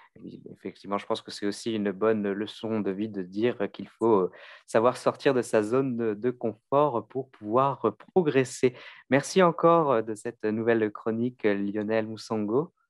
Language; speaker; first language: French; native; French